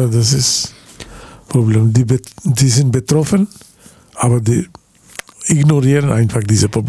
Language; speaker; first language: German; non-native, learner; Bangla